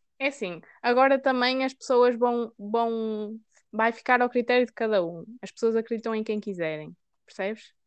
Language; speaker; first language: Portuguese; native; Portuguese